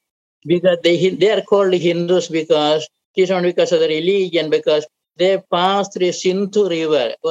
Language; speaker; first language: English; non-native, local second language; Malayalam